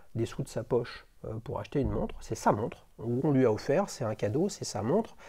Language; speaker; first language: French; native; French